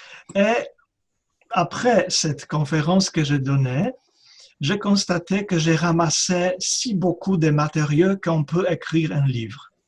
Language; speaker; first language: French; non-native, fluent; Polish